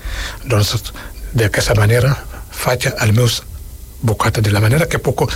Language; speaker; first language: Catalan; non-native, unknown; Wolof